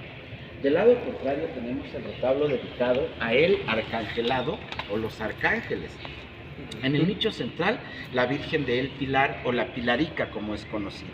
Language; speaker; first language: Spanish; native; Spanish